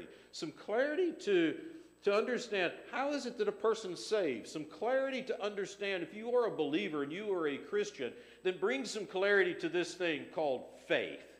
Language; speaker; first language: English; native; English